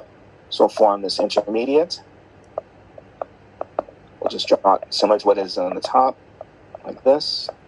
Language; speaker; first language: English; native; English